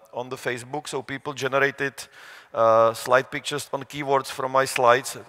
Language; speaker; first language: English; non-native, fluent; Czech